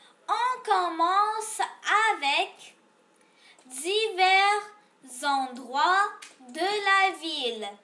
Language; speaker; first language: French; non-native, local second language; English